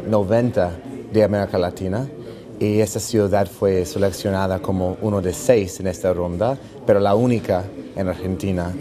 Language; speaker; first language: Spanish; non-native, fluent; English